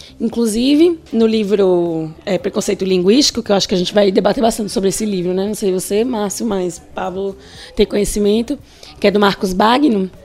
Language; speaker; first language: Portuguese; native; Portuguese